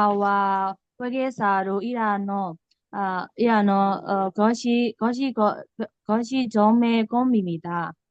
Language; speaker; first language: Korean; non-native, learner; Burmese